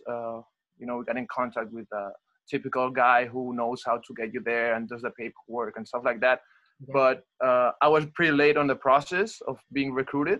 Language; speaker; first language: English; non-native, fluent; Spanish